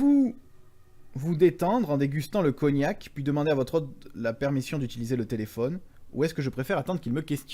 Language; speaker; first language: French; native; French